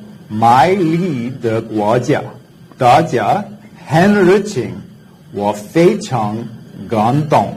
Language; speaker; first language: Chinese; non-native, learner; English